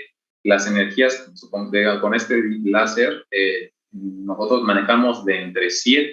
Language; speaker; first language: Spanish; native; Spanish